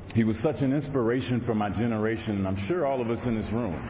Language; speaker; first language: English; native; English